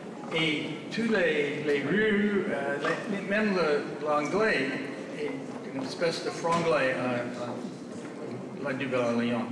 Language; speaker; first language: French; non-native, fluent; English